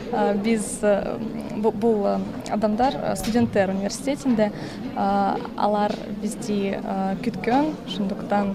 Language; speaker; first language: Kyrgyz; non-native, learner; Russian